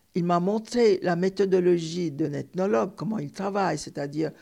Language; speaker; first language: French; non-native, fluent; Turkish